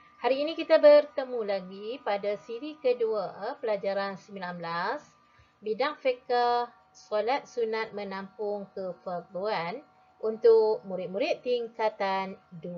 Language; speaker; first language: Malay; native; Malay